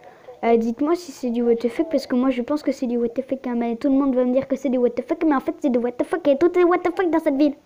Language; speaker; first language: French; native; French